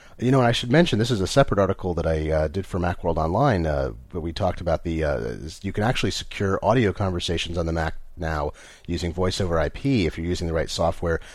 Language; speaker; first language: English; native; English